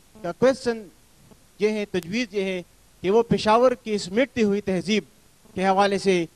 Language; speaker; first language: Urdu; non-native, local second language; Northern Hindko